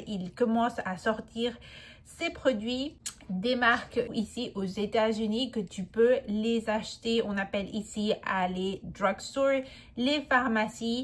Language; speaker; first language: French; non-native, fluent; Spanish